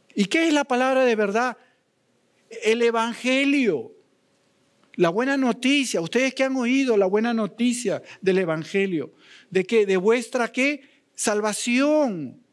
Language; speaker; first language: Spanish; native; Spanish